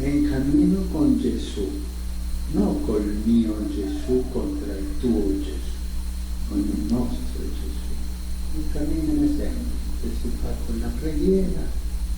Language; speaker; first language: Italian; non-native, fluent; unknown